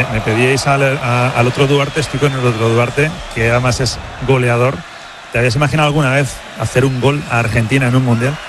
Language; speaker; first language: Spanish; native; Spanish